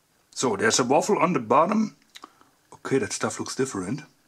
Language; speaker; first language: English; non-native, fluent; German